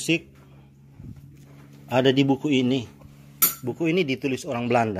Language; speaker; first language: Indonesian; native; Indonesian